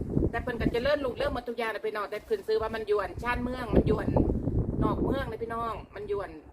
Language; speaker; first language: Thai; non-native, local second language; Northeastern Thai